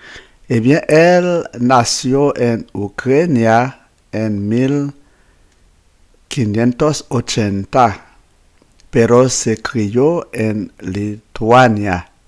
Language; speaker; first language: Spanish; non-native, fluent; Haitian Creole